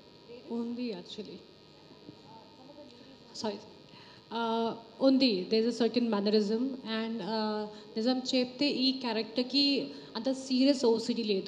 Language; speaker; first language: Telugu; non-native, local second language; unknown